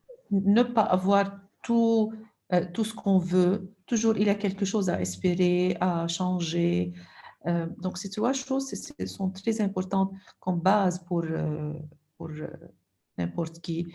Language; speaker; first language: French; non-native, local second language; Arabic